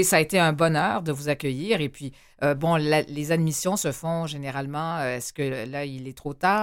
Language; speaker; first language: French; native; French